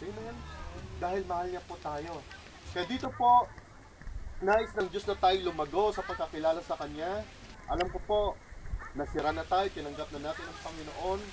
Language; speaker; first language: Filipino; non-native, local second language; Cebuano